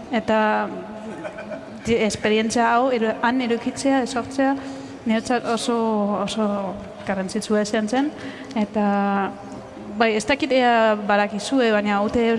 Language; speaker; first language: Basque; non-native, fluent; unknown